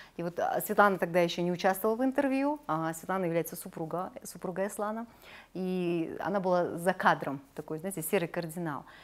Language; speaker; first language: Russian; native; Russian